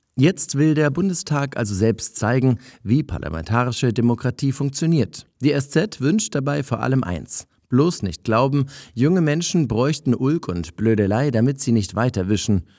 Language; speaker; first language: German; native; German